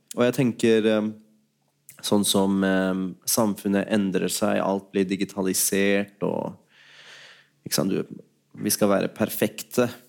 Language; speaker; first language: Norwegian; early bilingual, other home language; Urdu